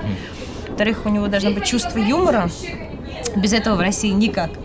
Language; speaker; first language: Russian; native; Russian